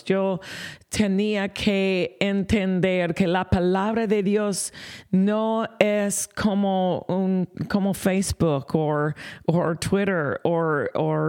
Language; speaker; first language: Spanish; non-native, fluent; English